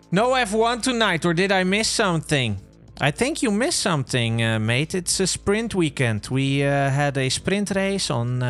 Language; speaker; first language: English; non-native, fluent; Dutch